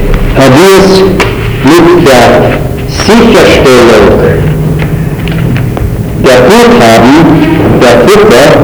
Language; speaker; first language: German; native; German